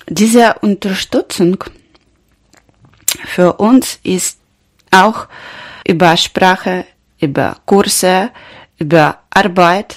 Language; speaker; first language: German; non-native, learner; Ukrainian